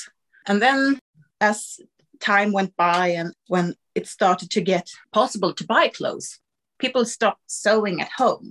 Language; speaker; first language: English; non-native, fluent; Swedish